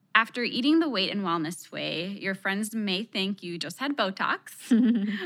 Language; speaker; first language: English; early bilingual, other home language; Spanish